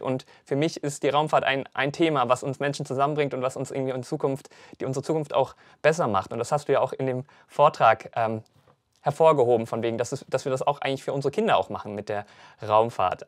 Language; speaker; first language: German; native; German